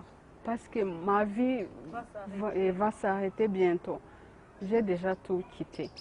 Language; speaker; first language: French; non-native, learner; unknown